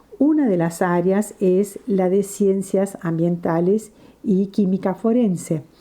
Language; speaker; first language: Spanish; non-native, fluent; English